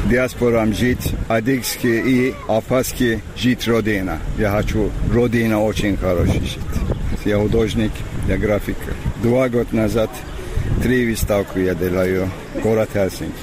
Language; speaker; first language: Russian; non-native, learner; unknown